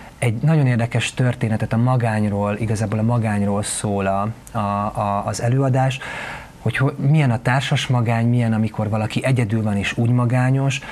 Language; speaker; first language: Hungarian; native; Hungarian